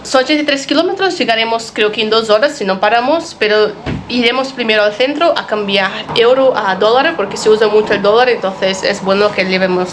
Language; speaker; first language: Spanish; non-native, fluent; Portuguese